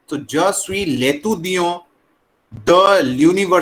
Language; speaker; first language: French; non-native, learner; Hindi